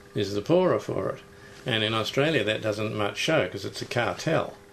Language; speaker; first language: English; native; English